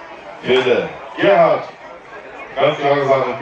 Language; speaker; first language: German; native; German